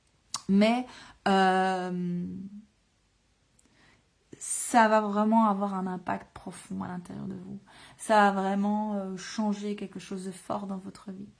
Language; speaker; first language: French; native; French